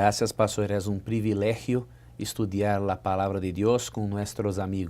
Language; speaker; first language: Spanish; non-native, fluent; Portuguese